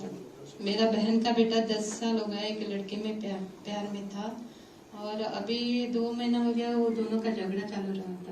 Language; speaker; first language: Hindi; non-native, local second language; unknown